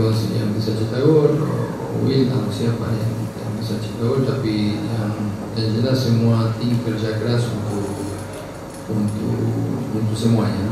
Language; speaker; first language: Indonesian; non-native, learner; Spanish